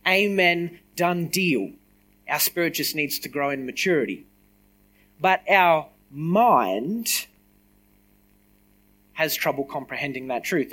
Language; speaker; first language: English; native; English